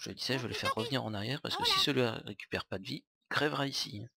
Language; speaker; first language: French; native; French